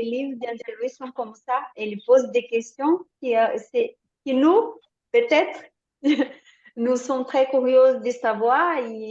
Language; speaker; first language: French; non-native, learner; Portuguese